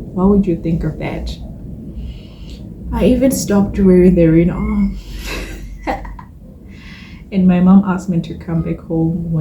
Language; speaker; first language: English; non-native, local second language; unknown